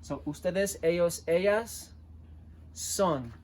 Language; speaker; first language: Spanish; non-native, fluent; English